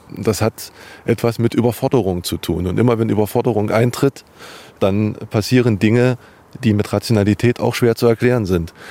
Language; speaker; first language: German; native; German